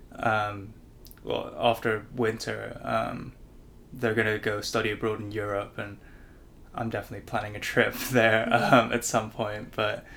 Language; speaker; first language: English; non-native, local second language; Cantonese